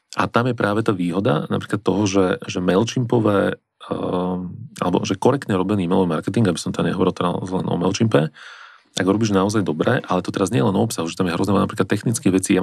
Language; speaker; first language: Slovak; native; Slovak